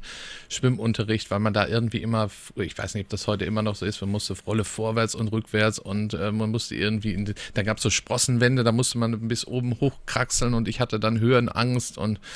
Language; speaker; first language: German; native; German